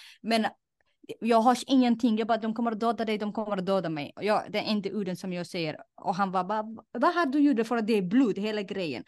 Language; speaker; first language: Swedish; non-native, fluent; Somali